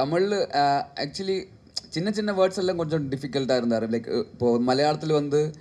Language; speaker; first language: Tamil; non-native, learner; Malayalam